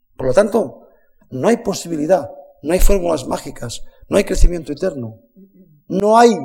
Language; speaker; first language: Spanish; native; Spanish